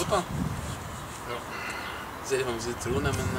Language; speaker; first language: Norwegian; native; Norwegian